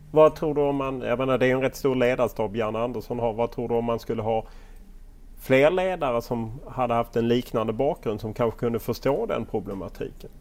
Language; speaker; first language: Swedish; native; Swedish